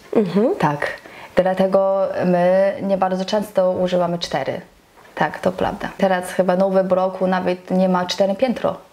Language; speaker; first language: Polish; non-native, learner; Chinese